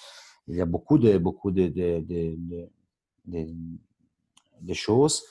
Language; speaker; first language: French; non-native, local second language; Italian